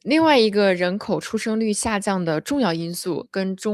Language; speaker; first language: Chinese; native; Chinese